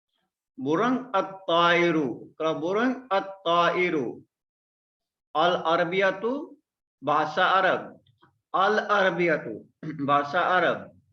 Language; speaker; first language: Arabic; non-native, fluent; Malay